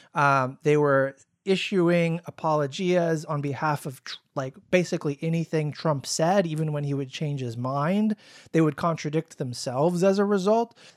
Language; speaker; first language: English; native; English